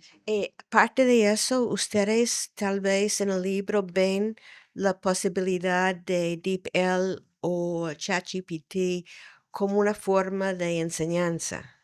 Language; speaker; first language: Spanish; non-native, fluent; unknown